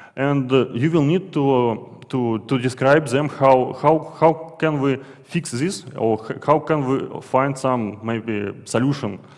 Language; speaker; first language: English; non-native, fluent; Russian